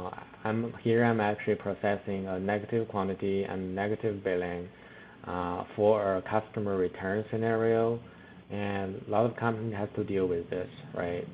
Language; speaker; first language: English; non-native, fluent; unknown